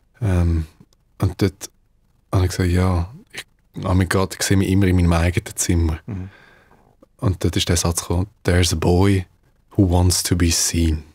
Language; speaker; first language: German; early bilingual, other home language; Dutch